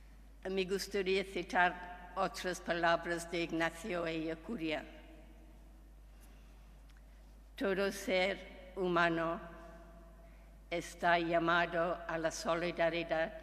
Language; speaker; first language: Spanish; non-native, fluent; English